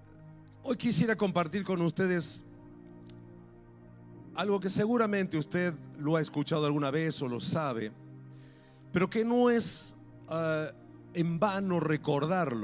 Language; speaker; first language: Spanish; native; Spanish